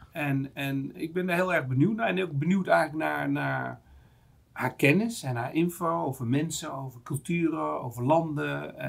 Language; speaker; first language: Dutch; native; Dutch